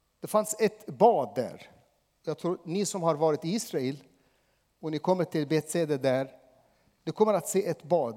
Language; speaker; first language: Swedish; non-native, fluent; Arabic